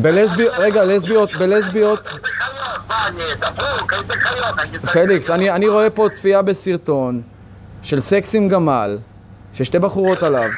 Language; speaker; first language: Hebrew; native; Hebrew